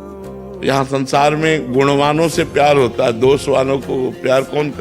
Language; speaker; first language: Hindi; native; Hindi